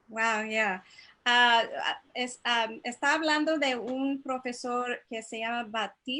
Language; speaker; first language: Spanish; non-native, fluent; English